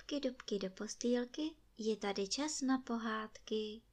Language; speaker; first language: Czech; native; Czech